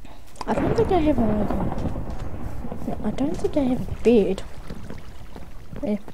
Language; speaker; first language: English; native; English